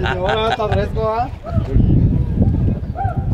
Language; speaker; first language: Spanish; native; Spanish